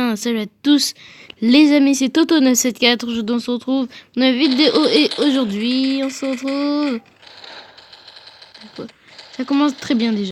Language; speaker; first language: French; native; French